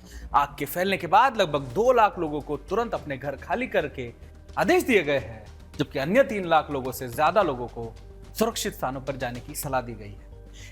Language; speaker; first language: Hindi; native; Hindi